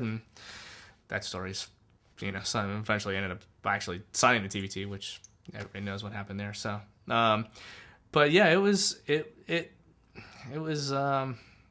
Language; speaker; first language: English; native; English